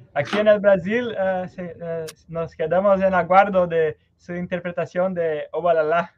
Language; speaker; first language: Spanish; non-native, learner; Portuguese